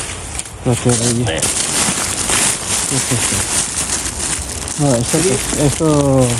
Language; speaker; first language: Spanish; non-native, learner; Filipino